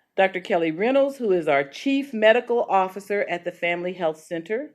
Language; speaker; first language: English; native; English